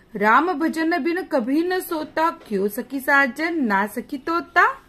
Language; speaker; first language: Hindi; non-native, local second language; Marathi